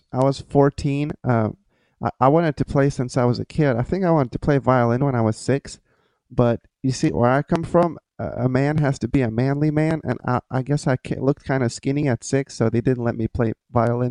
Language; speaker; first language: English; non-native, fluent; Lithuanian